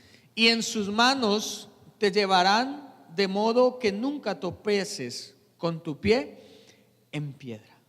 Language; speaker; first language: Spanish; native; Spanish